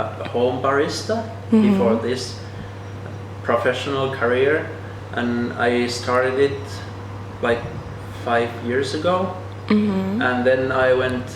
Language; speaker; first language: English; non-native, fluent; Finnish